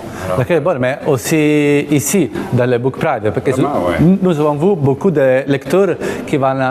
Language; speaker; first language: French; non-native, learner; Italian